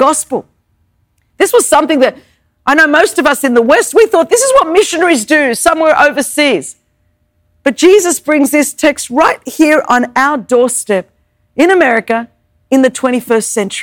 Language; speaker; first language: English; non-native, local second language; Greek